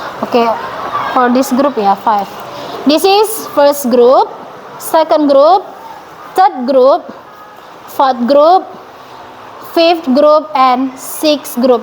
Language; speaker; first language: English; non-native, learner; Indonesian